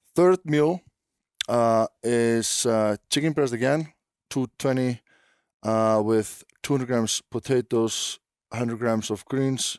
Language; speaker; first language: English; non-native, fluent; Icelandic